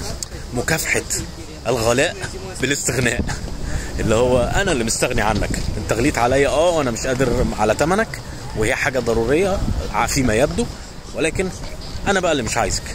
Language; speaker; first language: Arabic; native; Arabic